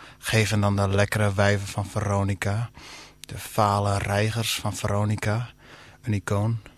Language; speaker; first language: Dutch; non-native, local second language; Western Frisian